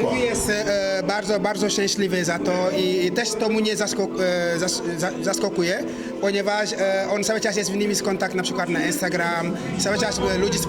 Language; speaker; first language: Polish; non-native, learner; Wolof